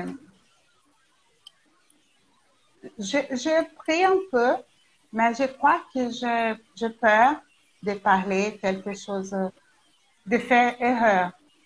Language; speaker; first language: French; non-native, learner; Portuguese